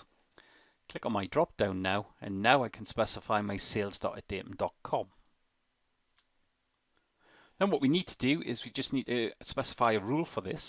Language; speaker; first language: English; native; English